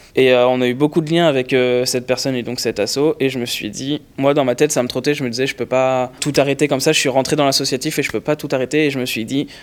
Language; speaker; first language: French; native; French